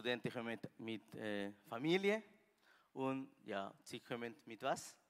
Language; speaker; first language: German; non-native, learner; Spanish